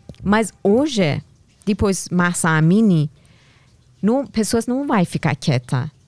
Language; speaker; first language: Portuguese; non-native, learner; Persian